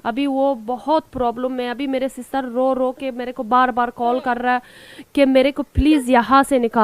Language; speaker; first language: Hindi; non-native, learner; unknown